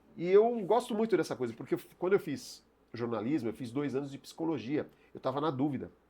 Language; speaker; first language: Portuguese; native; Portuguese